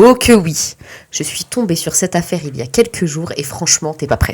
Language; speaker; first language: French; native; French